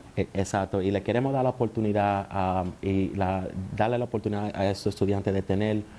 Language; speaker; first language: Spanish; early bilingual, heritage; Spanish